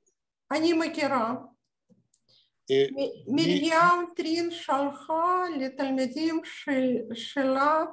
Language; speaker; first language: Hebrew; non-native, learner; Russian